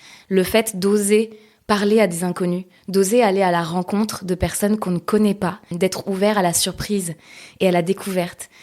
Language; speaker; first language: French; native; French